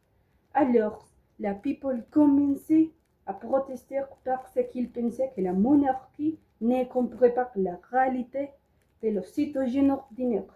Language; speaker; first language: French; non-native, learner; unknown